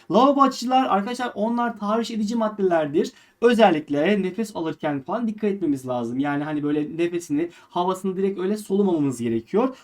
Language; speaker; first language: Turkish; native; Turkish